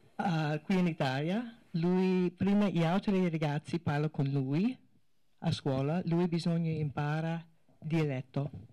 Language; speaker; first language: Italian; non-native, learner; English